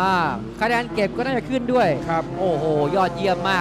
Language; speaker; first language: Thai; native; Thai